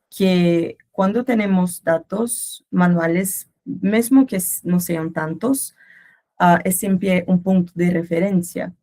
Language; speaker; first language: Spanish; non-native, learner; Portuguese